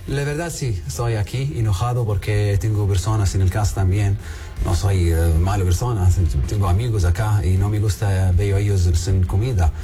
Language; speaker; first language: Spanish; non-native, learner; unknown